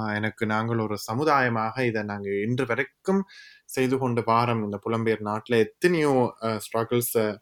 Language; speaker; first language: Tamil; early bilingual, heritage; Tamil